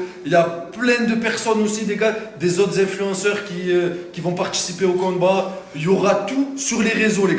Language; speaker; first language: French; native; French